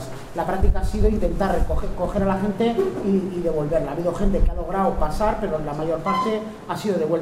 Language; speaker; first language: Spanish; native; Spanish